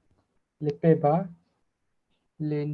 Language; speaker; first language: French; non-native, learner; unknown